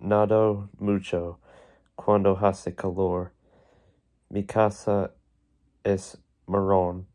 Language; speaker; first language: Spanish; non-native, learner; English